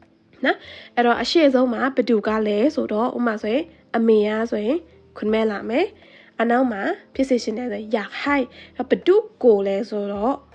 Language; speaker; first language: Burmese; native; Burmese